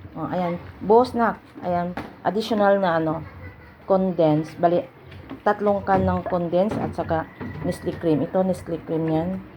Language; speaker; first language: Filipino; non-native, local second language; Hiligaynon